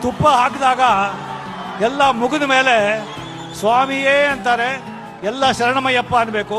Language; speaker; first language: Kannada; non-native, local second language; Marathi